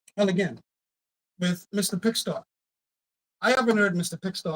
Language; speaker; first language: English; native; English